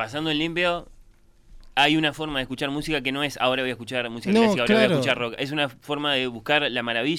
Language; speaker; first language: Spanish; native; Spanish